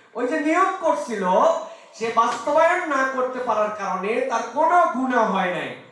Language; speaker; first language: Bangla; native; Bangla